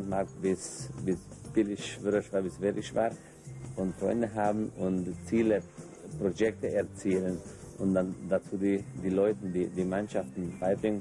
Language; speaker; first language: German; non-native, local second language; Hungarian